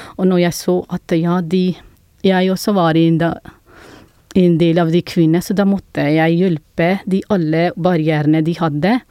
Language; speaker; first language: Norwegian; non-native, fluent; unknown